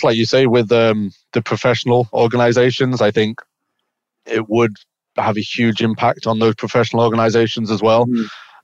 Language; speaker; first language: English; native; English